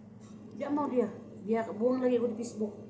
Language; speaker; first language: Indonesian; non-native, learner; Filipino